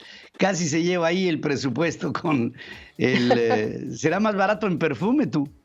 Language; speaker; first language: Spanish; native; Spanish